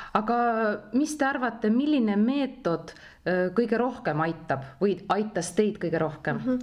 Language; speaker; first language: Estonian; native; Estonian